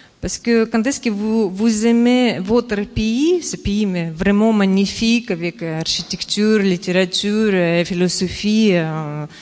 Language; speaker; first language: French; non-native, learner; Russian